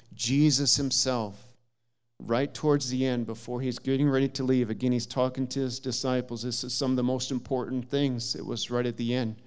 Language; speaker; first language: English; native; English